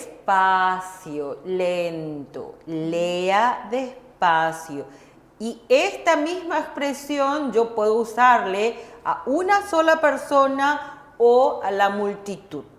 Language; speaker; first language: Spanish; non-native, fluent; Korean